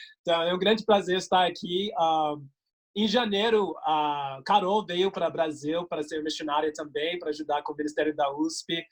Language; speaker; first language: Portuguese; non-native, fluent; English